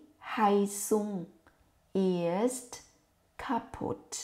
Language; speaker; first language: German; non-native, fluent; Thai